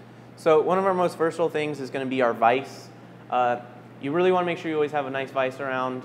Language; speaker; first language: English; native; English